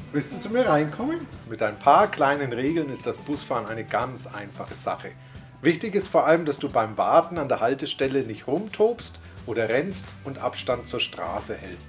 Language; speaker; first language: German; native; German